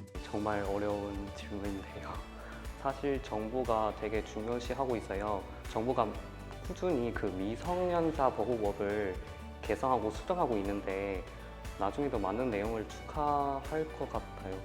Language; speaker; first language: Korean; non-native, fluent; Chinese